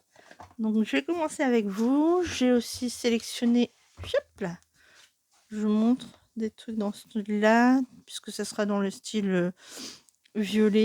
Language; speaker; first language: French; native; French